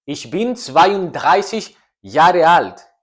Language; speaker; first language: German; non-native, learner; Spanish